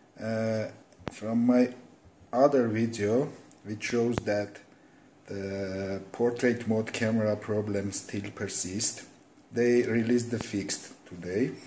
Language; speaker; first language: English; non-native, fluent; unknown